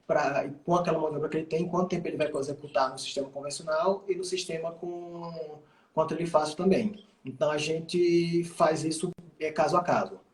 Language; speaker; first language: Portuguese; native; Portuguese